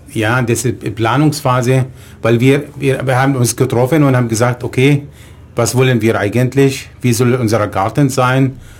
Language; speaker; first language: German; non-native, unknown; Arabic